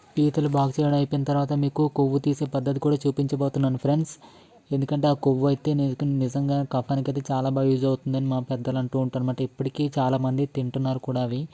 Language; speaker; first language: Telugu; non-native, local second language; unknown